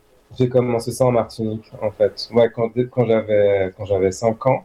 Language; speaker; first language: French; native; French